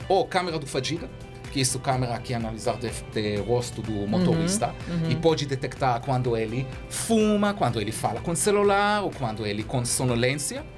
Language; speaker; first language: Portuguese; non-native, learner; Hebrew